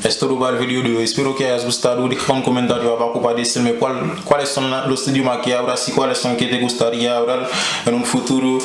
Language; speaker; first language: Spanish; non-native, fluent; Haitian Creole